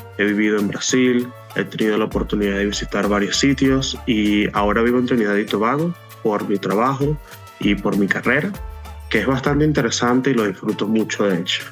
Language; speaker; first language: Spanish; native; Spanish